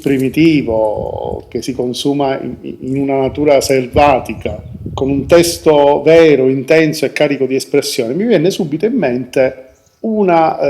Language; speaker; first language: Italian; native; Italian